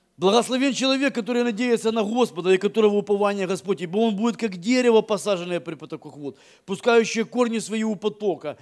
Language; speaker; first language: Russian; native; Russian